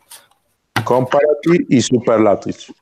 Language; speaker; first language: English; non-native, learner; Spanish